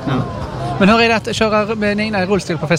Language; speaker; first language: Swedish; native; Swedish